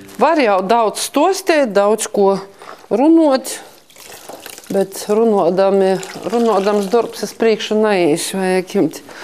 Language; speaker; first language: Latvian; native; Latvian